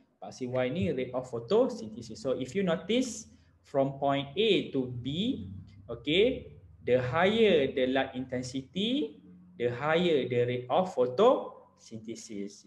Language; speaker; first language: English; non-native, local second language; Malay